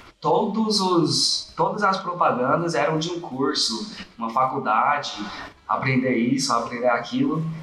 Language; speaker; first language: Portuguese; non-native, fluent; English